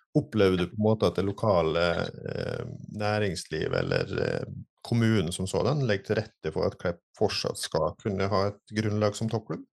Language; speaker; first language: Norwegian; native; Norwegian